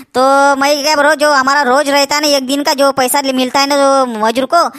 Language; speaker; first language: Hindi; non-native, local second language; Marathi